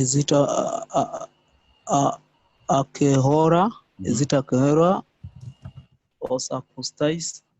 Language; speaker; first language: Spanish; non-native, learner; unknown